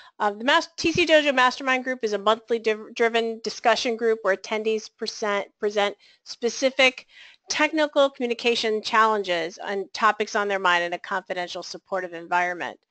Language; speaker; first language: English; native; English